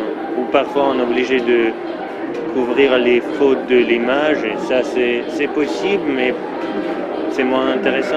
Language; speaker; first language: French; non-native, fluent; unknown